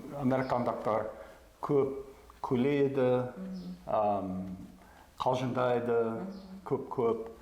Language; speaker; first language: Kazakh; non-native, fluent; English